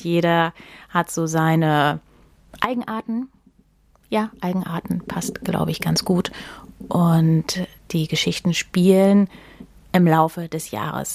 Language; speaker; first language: German; native; German